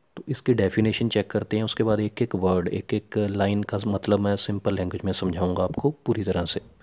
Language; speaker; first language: Hindi; non-native, local second language; Punjabi